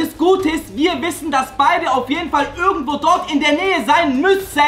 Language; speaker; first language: German; native; German